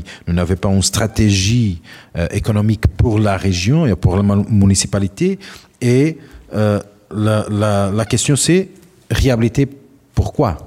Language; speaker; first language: French; non-native, learner; Portuguese